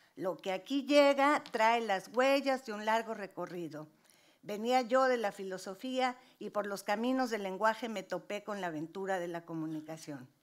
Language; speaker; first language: Spanish; native; Spanish